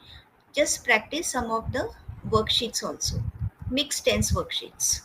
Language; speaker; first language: English; non-native, fluent; Hindi